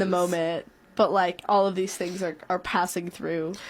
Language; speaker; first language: English; native; English